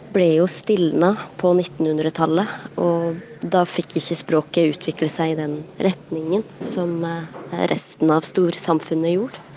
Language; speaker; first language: Norwegian; native; Norwegian